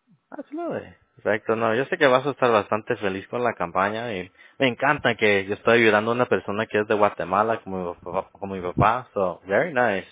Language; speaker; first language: Spanish; early bilingual, heritage; Spanish